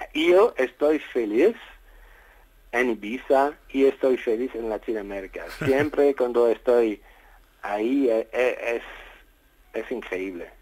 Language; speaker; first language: Spanish; non-native, fluent; French